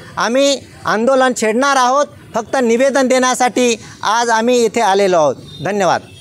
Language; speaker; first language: Marathi; non-native, local second language; Lambadi